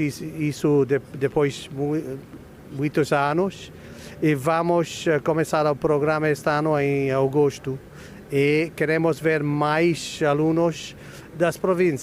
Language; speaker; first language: Portuguese; non-native, fluent; English